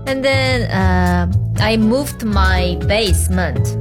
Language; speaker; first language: English; non-native, learner; Korean